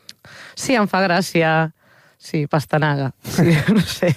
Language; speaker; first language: Catalan; non-native, learner; Spanish